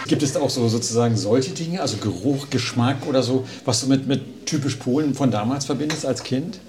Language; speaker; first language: German; native; German